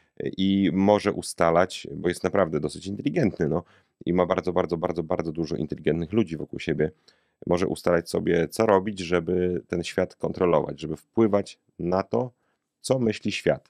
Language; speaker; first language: Polish; native; Polish